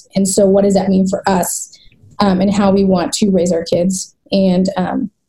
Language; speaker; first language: English; native; English